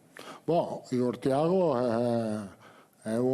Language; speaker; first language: Portuguese; non-native, learner; Italian